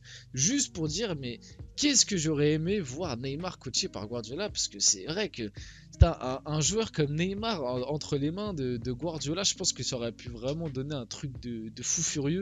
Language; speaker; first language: French; early bilingual, other home language; Portuguese